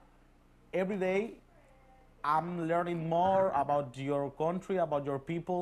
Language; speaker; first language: English; non-native, learner; Spanish